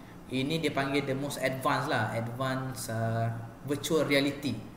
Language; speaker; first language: English; non-native, local second language; Malay